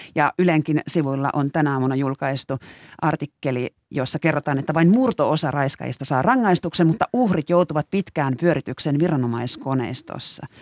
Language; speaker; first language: Finnish; native; Finnish